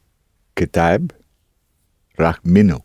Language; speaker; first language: Arabic; non-native, learner; English